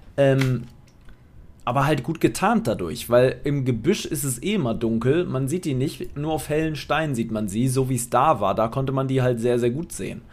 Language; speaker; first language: German; non-native, fluent; Polish